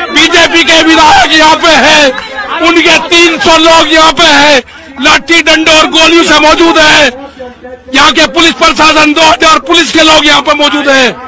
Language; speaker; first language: Hindi; native; Hindi